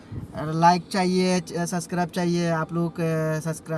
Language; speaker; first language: Hindi; non-native, learner; Bangla